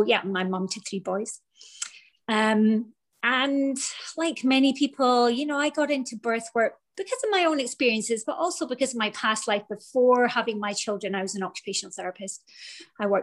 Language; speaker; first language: English; native; English